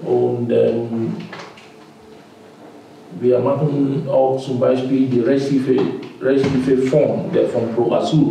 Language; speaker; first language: German; non-native, fluent; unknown